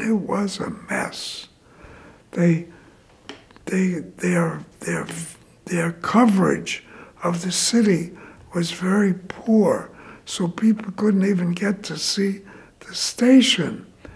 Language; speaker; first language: English; native; English